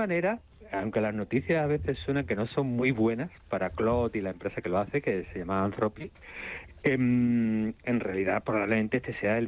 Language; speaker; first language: Spanish; native; Spanish